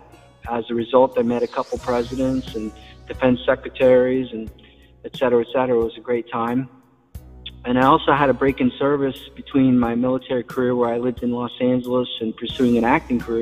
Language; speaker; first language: English; native; English